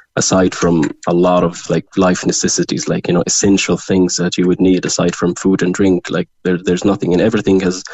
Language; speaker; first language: English; non-native, fluent; Arabic